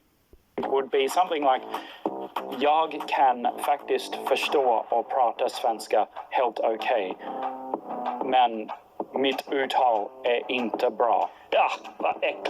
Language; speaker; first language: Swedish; non-native, fluent; English